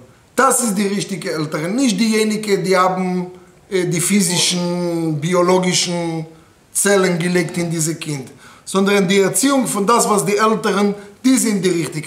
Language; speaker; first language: German; non-native, fluent; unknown